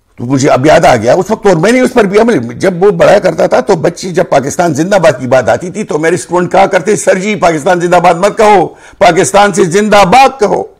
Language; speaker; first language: Urdu; non-native, local second language; Pashto